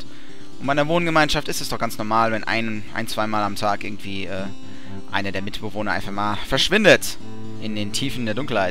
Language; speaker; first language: German; native; German